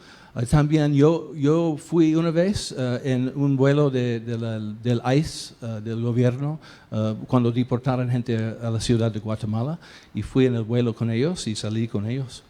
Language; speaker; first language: Spanish; non-native, fluent; English